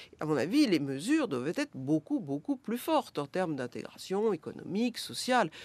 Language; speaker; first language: French; native; French